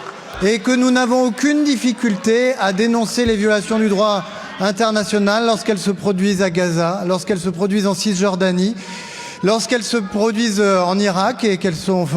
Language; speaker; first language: French; native; French